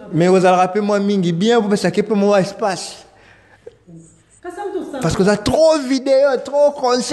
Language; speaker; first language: French; non-native, local second language; Lingala